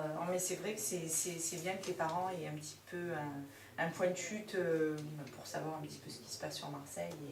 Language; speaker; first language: French; native; French